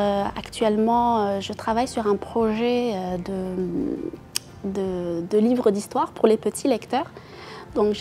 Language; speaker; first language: French; non-native, local second language; Arabic